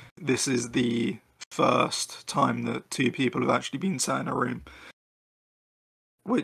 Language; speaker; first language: English; native; English